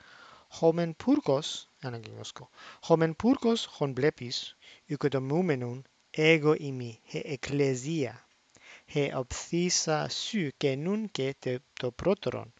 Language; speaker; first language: Greek; non-native, fluent; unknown